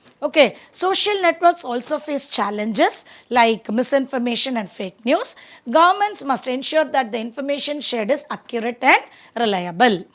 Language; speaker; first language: English; non-native, local second language; Tamil